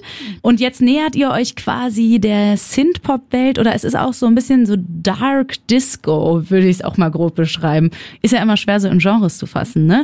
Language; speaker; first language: German; native; German